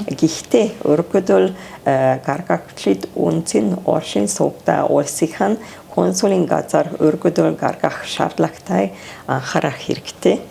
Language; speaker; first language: Mongolian; non-native, fluent; Hungarian